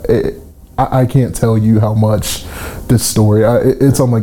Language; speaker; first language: English; native; English